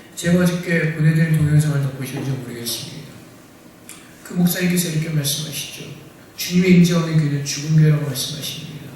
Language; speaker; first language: Korean; native; Korean